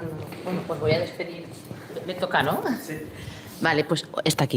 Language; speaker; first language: Spanish; native; Spanish